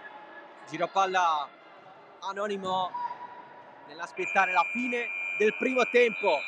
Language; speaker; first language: Italian; native; Italian